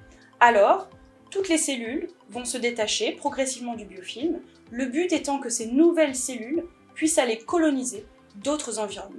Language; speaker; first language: French; native; French